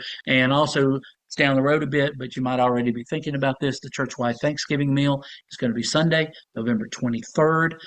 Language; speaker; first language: English; native; English